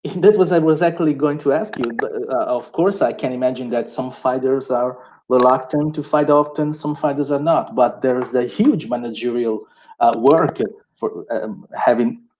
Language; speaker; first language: English; non-native, fluent; Italian